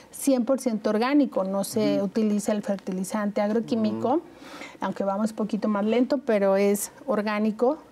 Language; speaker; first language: Spanish; native; Spanish